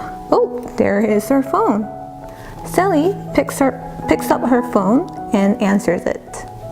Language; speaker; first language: English; non-native, fluent; Korean